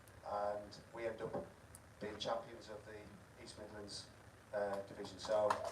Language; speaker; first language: English; native; English